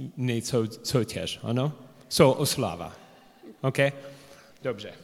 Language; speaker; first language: Czech; non-native, learner; English